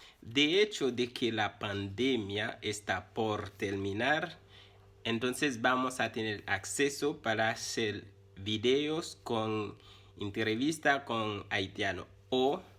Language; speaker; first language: Spanish; non-native, fluent; Haitian Creole